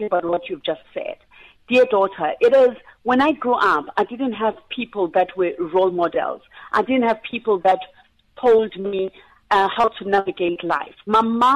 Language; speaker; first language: English; non-native, local second language; Zulu